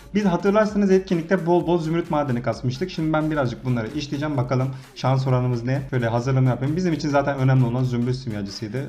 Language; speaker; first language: Turkish; native; Turkish